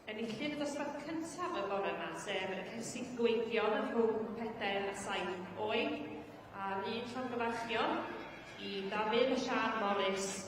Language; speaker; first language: Welsh; native; Welsh